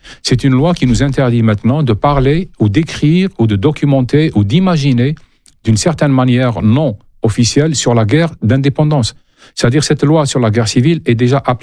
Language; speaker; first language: French; non-native, local second language; Arabic